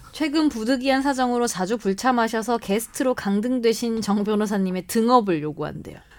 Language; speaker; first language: Korean; native; Korean